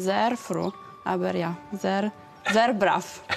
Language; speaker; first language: German; non-native, fluent; Italian